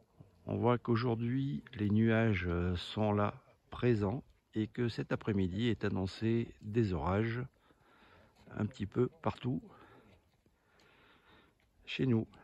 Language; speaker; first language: French; native; French